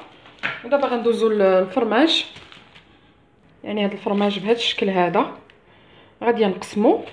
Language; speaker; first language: Arabic; native; Arabic